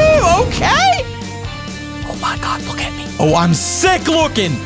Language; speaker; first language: English; native; English